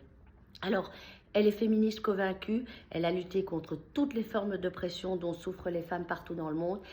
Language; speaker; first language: French; native; French